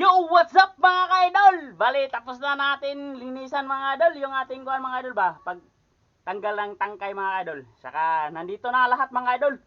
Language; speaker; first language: Filipino; non-native, local second language; Cebuano